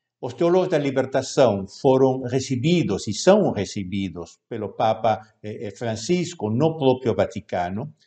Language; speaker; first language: Portuguese; non-native, fluent; Spanish